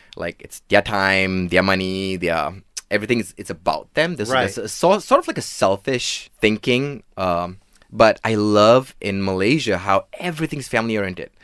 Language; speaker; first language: English; non-native, local second language; Tamil